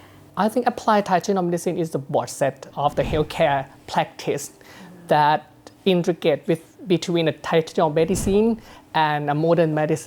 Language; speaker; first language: English; non-native, learner; Thai